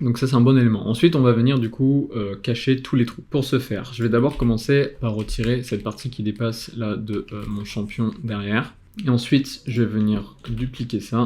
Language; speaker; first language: French; native; French